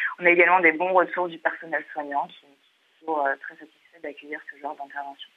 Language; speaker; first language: French; native; French